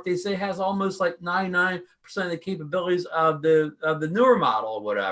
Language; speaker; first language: English; native; English